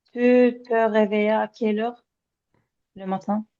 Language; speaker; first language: French; non-native, learner; Azerbaijani